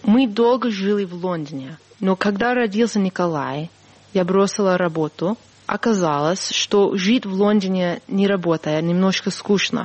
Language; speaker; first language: Russian; non-native, fluent; English